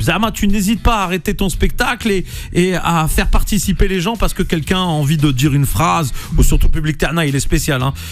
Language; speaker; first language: French; native; French